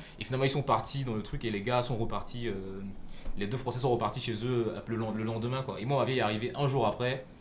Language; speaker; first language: French; native; French